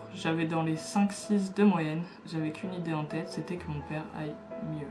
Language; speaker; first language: French; native; French